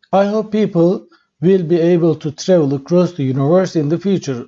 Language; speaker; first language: English; non-native, fluent; Turkish